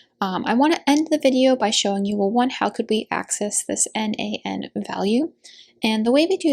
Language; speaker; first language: English; native; English